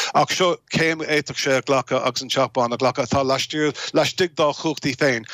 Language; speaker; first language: Irish; non-native, local second language; English